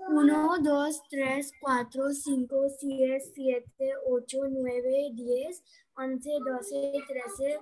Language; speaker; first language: Spanish; non-native, learner; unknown